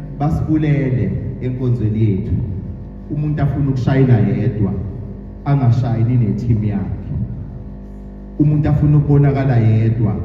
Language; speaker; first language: Zulu; native; Zulu